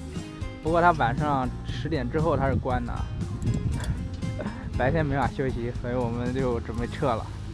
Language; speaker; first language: Chinese; native; Chinese